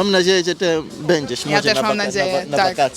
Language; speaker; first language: Polish; non-native, learner; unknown